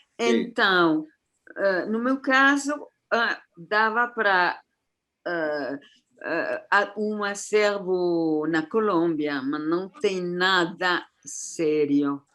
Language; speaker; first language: Portuguese; non-native, fluent; Spanish